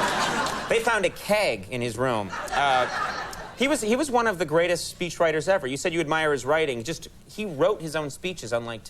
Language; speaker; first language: English; native; English